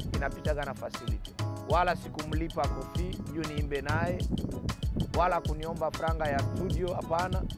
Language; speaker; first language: Swahili; native; Swahili